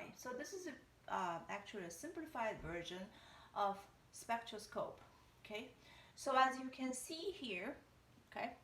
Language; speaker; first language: English; non-native, fluent; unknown